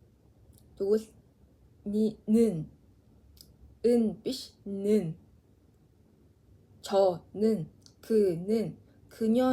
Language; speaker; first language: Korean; non-native, fluent; Mongolian